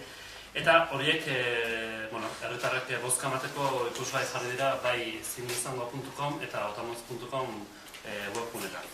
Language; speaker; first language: Basque; native; Basque